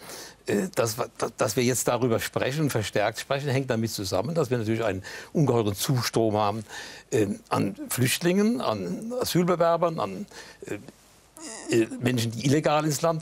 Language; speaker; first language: German; native; German